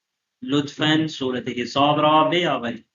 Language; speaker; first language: Persian; non-native, fluent; Urdu